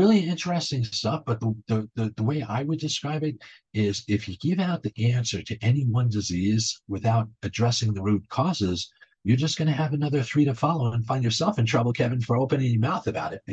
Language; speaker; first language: English; native; English